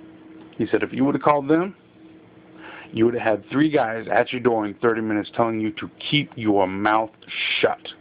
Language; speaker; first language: English; native; English